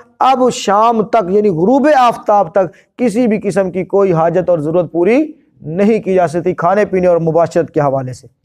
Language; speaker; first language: Urdu; non-native, local second language; Punjabi